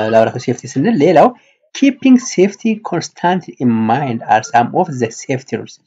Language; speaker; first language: English; non-native, local second language; Amharic